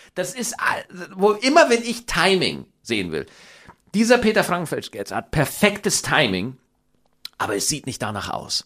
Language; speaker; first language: German; native; German